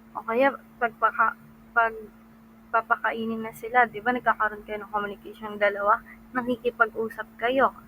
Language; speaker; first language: Filipino; non-native, local second language; Cebuano